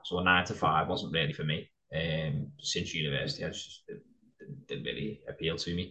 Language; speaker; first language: English; native; English